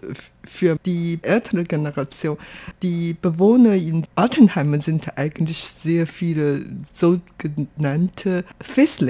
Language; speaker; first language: German; non-native, fluent; Chinese